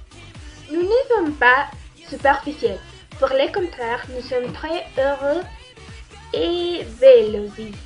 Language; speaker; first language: French; non-native, learner; Spanish